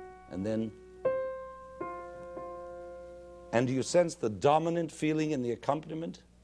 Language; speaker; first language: English; native; English